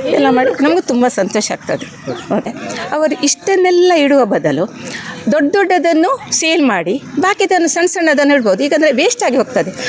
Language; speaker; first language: Kannada; native; Kannada